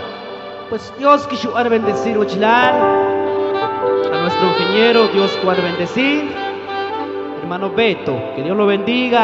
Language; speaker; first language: Spanish; non-native, local second language; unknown